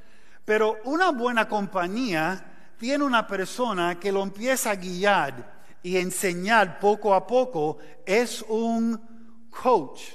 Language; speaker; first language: Spanish; non-native, fluent; English